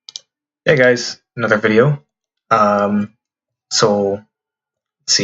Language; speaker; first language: English; native; English